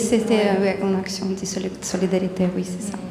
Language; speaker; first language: French; non-native, learner; Ukrainian